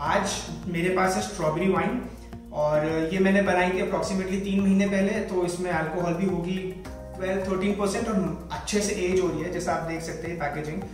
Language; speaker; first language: Hindi; native; Hindi